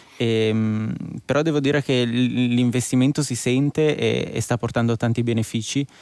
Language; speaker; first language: Italian; native; Italian